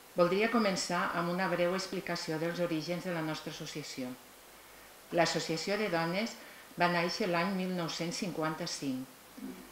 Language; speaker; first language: Catalan; native; Catalan